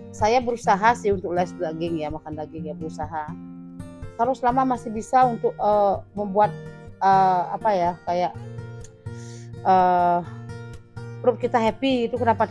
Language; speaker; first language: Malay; non-native, local second language; Balinese